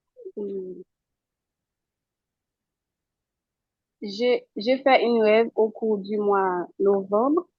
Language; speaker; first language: French; non-native, local second language; Haitian Creole